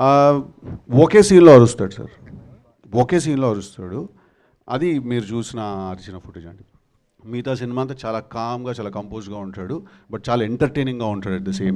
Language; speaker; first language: Telugu; native; Telugu